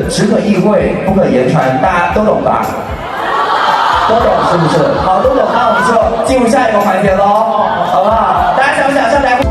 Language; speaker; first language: Chinese; native; Chinese